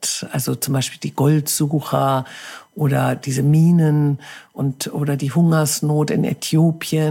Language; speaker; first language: German; native; German